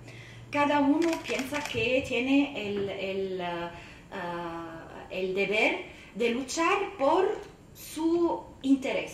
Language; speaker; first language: Spanish; non-native, fluent; Arabic